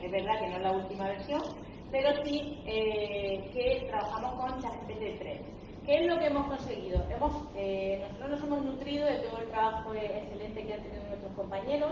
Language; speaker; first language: Spanish; native; Spanish